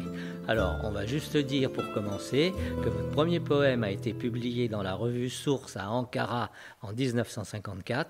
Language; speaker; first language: French; native; French